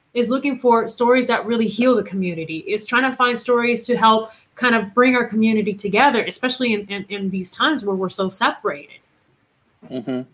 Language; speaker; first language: English; non-native, fluent; Spanish